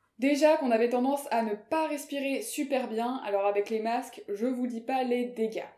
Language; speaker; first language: French; native; French